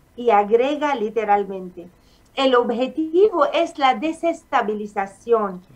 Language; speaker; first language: Spanish; non-native, fluent; Arabic